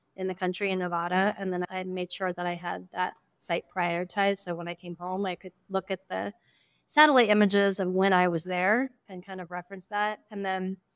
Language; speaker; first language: English; native; English